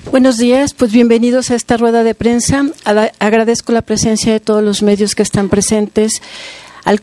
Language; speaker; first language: Spanish; native; Spanish